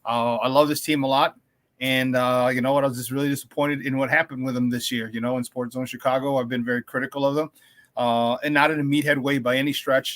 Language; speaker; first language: English; native; English